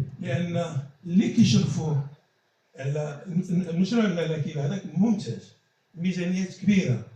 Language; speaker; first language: Arabic; native; Arabic